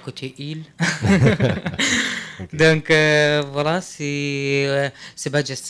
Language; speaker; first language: French; non-native, learner; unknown